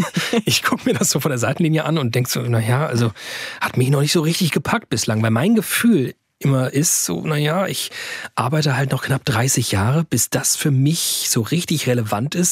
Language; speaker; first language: German; native; German